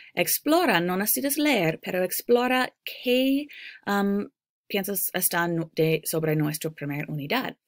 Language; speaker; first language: Spanish; non-native, fluent; English